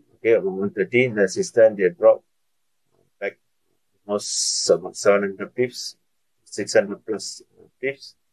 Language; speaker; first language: English; non-native, local second language; Malay